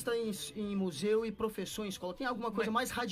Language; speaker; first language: Portuguese; native; Portuguese